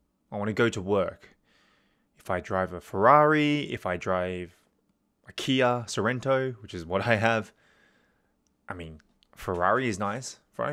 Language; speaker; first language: English; native; English